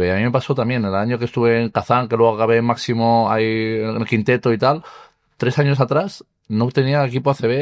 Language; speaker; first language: Spanish; native; Spanish